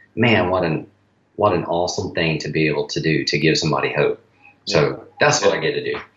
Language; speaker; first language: English; native; English